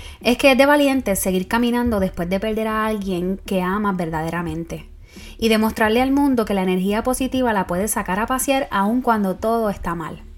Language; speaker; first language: Spanish; native; Spanish